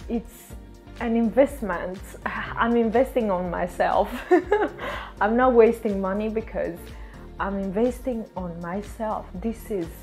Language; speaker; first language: English; non-native, fluent; Swedish